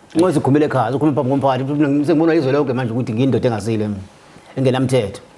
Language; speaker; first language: Zulu; native; Zulu